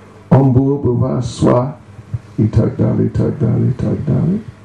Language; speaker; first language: Russian; non-native, learner; English